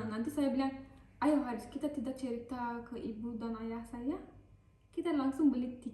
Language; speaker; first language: Indonesian; non-native, learner; Turkish